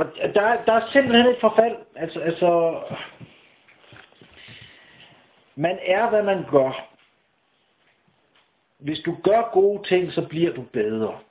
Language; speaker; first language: Danish; native; Danish